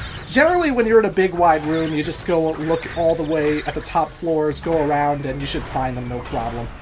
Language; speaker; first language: English; native; English